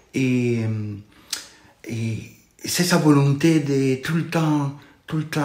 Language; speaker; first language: French; non-native, fluent; Spanish